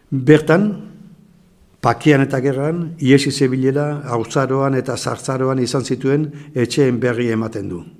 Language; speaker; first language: Basque; native; Basque